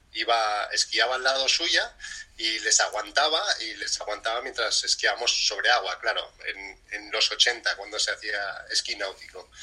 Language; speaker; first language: Spanish; early bilingual, other home language; English